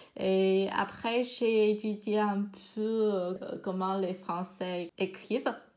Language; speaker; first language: French; non-native, fluent; Chinese